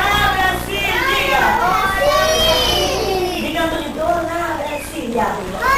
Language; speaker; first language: Portuguese; non-native, learner; Spanish